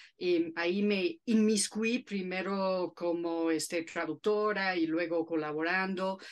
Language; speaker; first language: Spanish; non-native, fluent; English